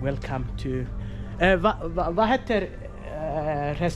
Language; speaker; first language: Swedish; non-native, learner; Somali